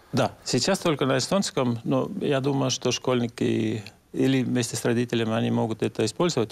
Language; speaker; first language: Russian; non-native, local second language; Estonian